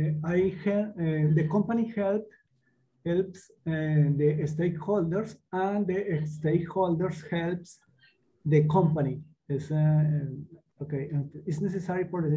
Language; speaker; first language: English; non-native, learner; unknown